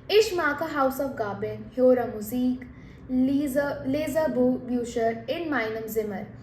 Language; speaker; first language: German; non-native, fluent; Hindi